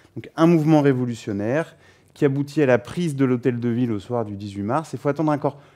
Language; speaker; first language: French; native; French